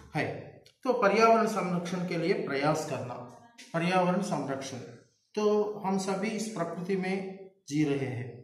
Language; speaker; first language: Hindi; non-native, local second language; Telugu